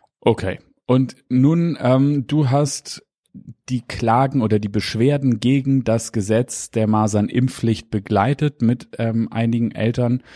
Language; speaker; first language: German; native; German